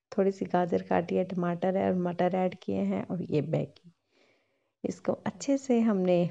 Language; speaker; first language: Hindi; non-native, local second language; Punjabi